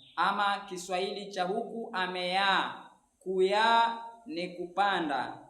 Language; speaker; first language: Swahili; native; Swahili